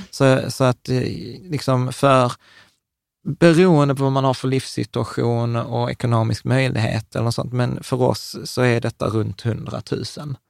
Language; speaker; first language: Swedish; early bilingual, other home language; Czech